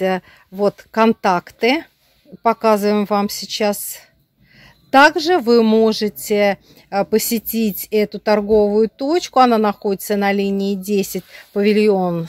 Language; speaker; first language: Russian; native; Russian